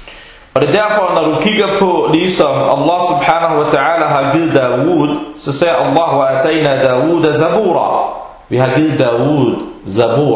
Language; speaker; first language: Danish; early bilingual, other home language; Arabic